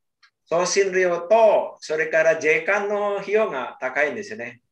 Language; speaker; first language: Japanese; non-native, learner; Indonesian